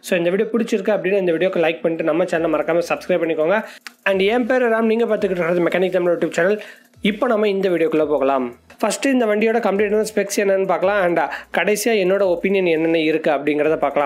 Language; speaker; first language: Tamil; native; Tamil